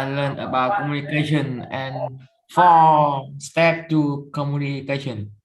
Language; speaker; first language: English; non-native, learner; Vietnamese